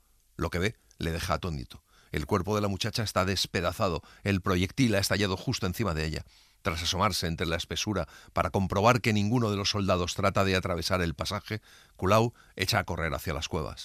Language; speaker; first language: Spanish; native; Spanish